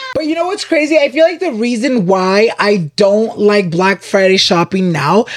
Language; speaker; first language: English; early bilingual, other home language; Spanish